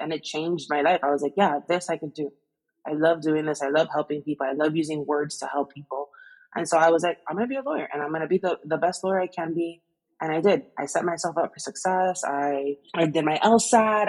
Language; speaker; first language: English; native; English